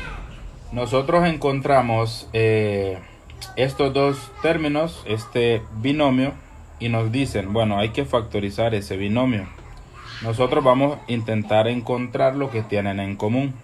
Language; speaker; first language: Spanish; native; Spanish